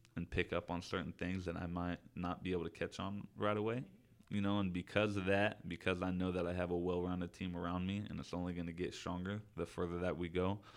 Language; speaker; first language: English; native; English